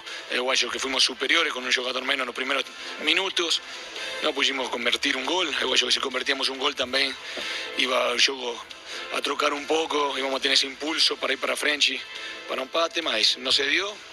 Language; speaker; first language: Portuguese; non-native, fluent; Spanish